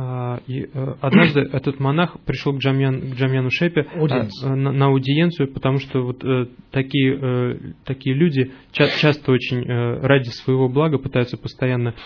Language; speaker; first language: Russian; native; Russian